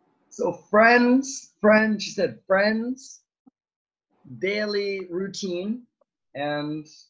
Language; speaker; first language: English; native; English